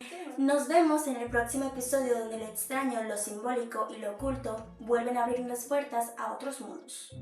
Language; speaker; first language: Spanish; native; Spanish